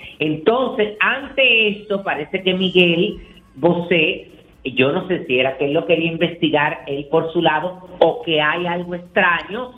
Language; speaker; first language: Spanish; native; Spanish